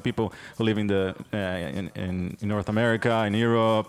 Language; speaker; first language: English; non-native, fluent; Portuguese